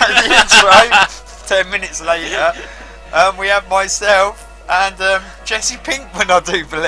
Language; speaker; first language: English; native; English